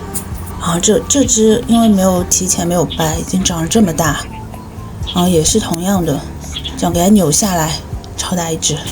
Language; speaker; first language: Chinese; native; Chinese